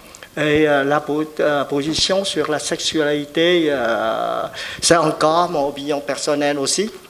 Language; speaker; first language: French; non-native, fluent; Vietnamese